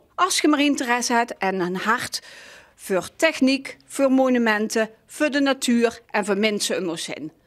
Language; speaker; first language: Dutch; native; Dutch